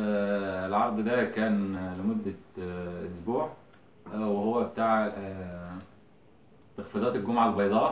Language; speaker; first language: Arabic; native; Arabic